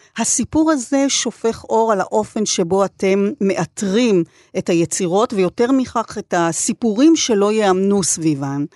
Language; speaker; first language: Hebrew; native; Hebrew